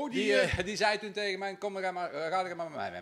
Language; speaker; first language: Dutch; native; Dutch